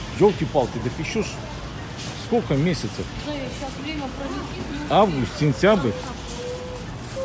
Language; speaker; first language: Russian; native; Russian